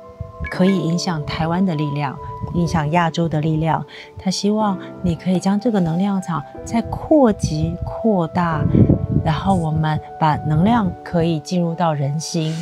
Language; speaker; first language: Chinese; native; Chinese